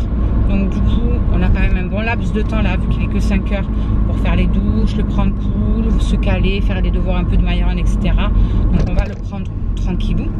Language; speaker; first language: French; native; French